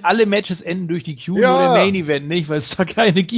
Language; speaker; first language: German; native; German